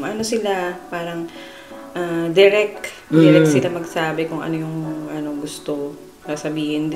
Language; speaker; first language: Filipino; native; Filipino